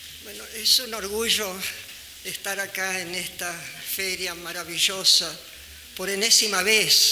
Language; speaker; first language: Spanish; native; Spanish